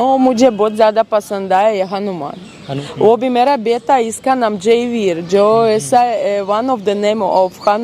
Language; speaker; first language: Hindi; non-native, learner; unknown